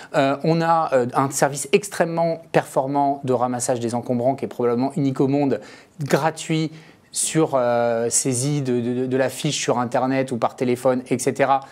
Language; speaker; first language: French; native; French